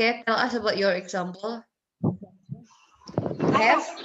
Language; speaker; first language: English; non-native, fluent; Indonesian